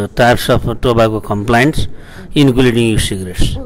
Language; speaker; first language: English; non-native, local second language; Nepali